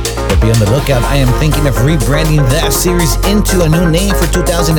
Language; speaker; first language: English; native; English